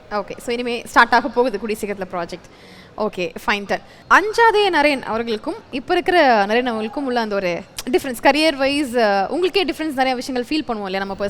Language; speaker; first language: Tamil; native; Tamil